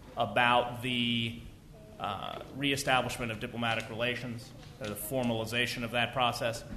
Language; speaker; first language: English; early bilingual, other home language; Spanish